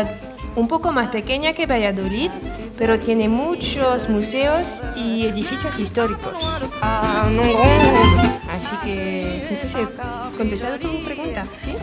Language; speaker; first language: Spanish; non-native, fluent; French